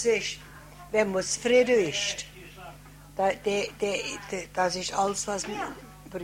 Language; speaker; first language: German; early bilingual, heritage; German